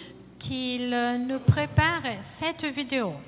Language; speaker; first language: French; non-native, fluent; Portuguese